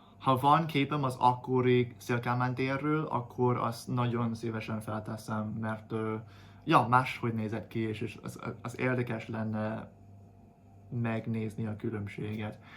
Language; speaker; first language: Hungarian; non-native, fluent; English